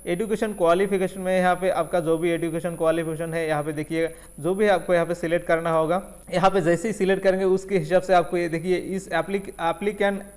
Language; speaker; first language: Hindi; non-native, local second language; Bangla